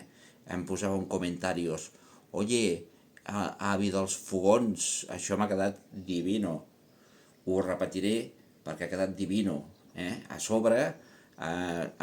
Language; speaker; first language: Catalan; non-native, local second language; Spanish